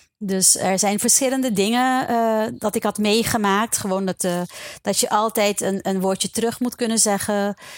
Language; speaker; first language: Dutch; non-native, local second language; Papiamento